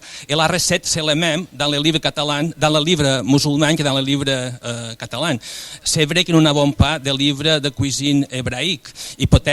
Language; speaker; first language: French; non-native, fluent; Spanish